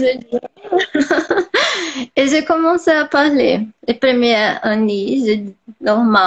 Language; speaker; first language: French; non-native, learner; Portuguese